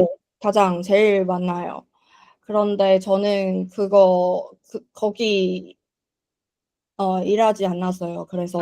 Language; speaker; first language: Korean; non-native, learner; Chinese